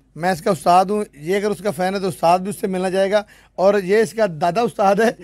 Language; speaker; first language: Urdu; non-native, local second language; Punjabi